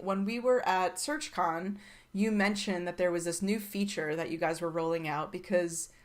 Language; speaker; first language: English; native; English